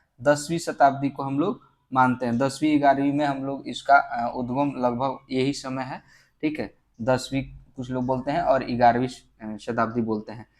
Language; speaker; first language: Hindi; native; Hindi